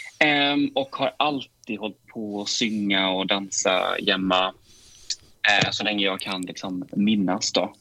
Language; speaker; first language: Swedish; native; Swedish